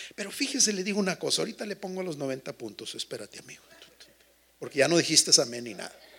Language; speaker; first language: Spanish; early bilingual, heritage; Spanish